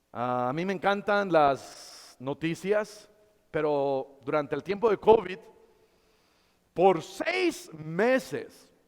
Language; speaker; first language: Spanish; native; Spanish